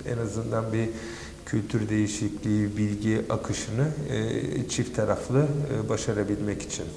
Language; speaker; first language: Turkish; native; Turkish